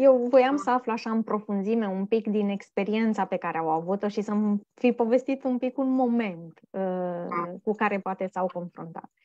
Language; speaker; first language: Romanian; native; Romanian